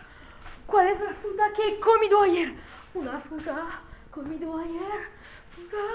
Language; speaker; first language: Spanish; non-native, learner; French